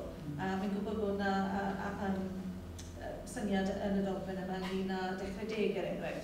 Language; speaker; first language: Welsh; native; Welsh